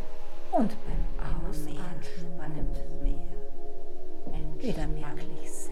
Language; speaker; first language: German; native; German